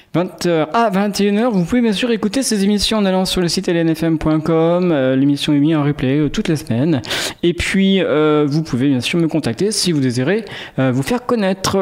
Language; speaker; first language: French; native; French